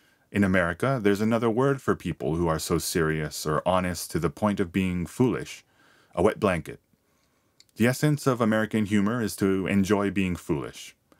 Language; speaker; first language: English; early bilingual, other home language; Japanese